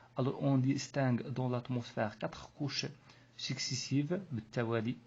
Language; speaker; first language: French; non-native, local second language; Arabic